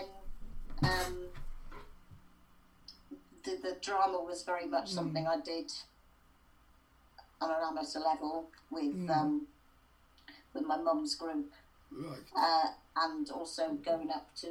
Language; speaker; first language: English; native; English